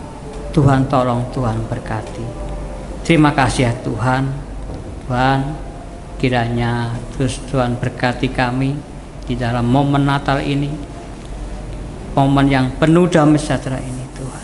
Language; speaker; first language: Indonesian; native; Indonesian